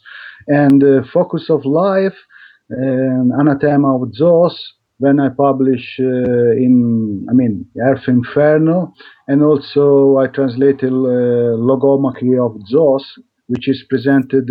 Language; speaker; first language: English; non-native, fluent; Italian